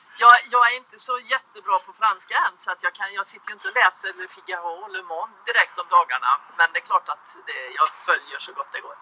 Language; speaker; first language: Swedish; native; Swedish